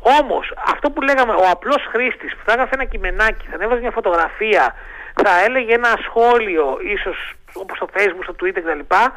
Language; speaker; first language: Greek; native; Greek